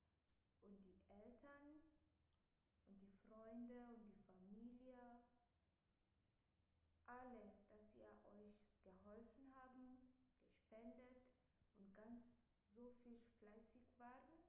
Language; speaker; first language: German; non-native, learner; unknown